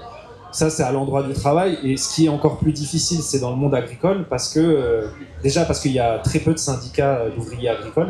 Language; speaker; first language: French; native; French